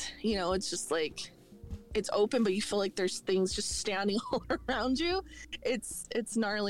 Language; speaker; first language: English; native; English